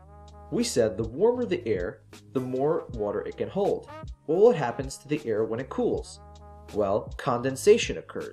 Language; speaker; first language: English; native; English